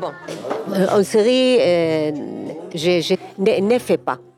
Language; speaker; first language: French; non-native, learner; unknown